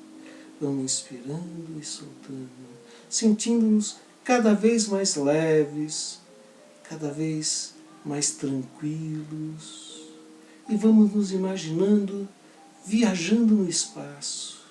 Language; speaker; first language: Portuguese; native; Portuguese